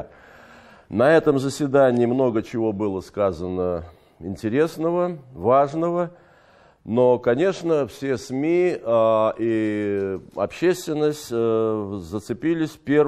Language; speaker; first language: Russian; native; Russian